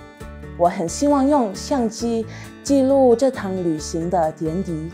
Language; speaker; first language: Chinese; non-native, learner; English